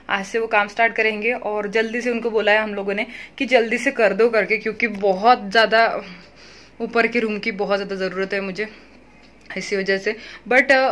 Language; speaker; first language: Hindi; non-native, local second language; Marathi